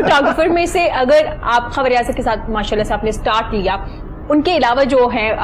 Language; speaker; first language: Urdu; native; Urdu